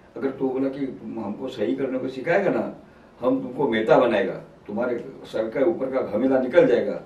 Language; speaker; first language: Hindi; non-native, local second language; Marathi